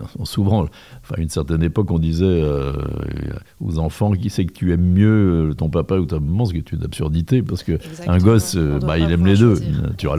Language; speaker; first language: French; native; French